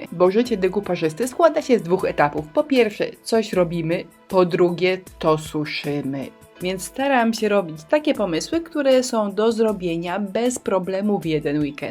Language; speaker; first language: Polish; native; Polish